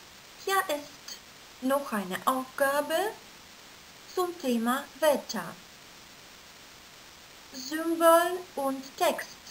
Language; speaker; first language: German; non-native, fluent; Russian